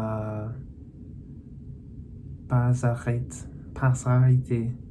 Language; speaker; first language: French; non-native, learner; English